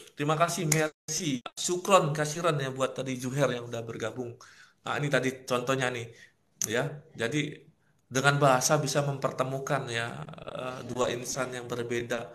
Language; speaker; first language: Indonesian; native; Indonesian